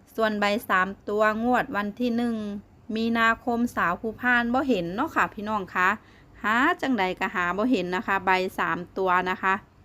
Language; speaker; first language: Thai; non-native, local second language; Northeastern Thai